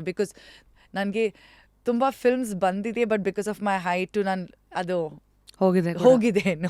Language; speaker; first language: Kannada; non-native, local second language; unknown